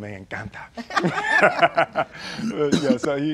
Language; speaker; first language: Spanish; non-native, learner; English